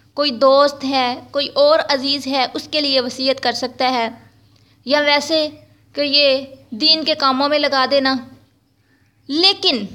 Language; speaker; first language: Urdu; native; Urdu